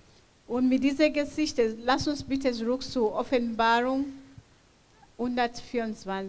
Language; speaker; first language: German; non-native, fluent; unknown